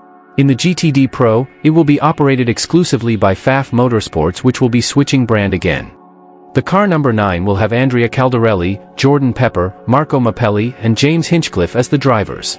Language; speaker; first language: English; non-native, fluent; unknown